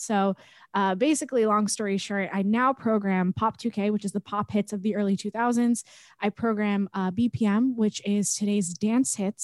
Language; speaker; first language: English; native; English